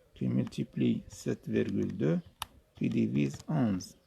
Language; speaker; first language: French; non-native, local second language; Arabic